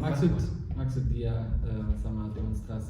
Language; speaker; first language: Indonesian; non-native, fluent; German